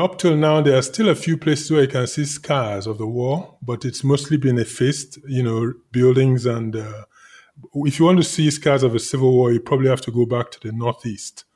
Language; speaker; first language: English; non-native, local second language; Igbo